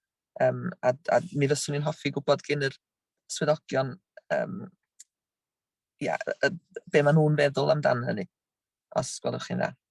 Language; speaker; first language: Welsh; native; Welsh